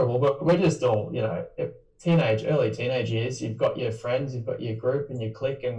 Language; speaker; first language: English; native; English